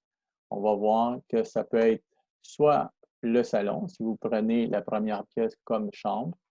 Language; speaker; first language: French; non-native, fluent; Spanish